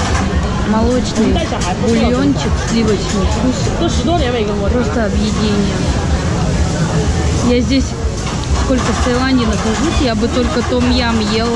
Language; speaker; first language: Russian; native; Russian